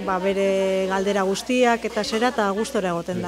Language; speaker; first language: Basque; native; Basque